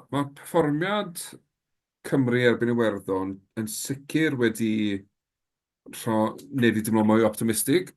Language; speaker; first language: Welsh; native; Welsh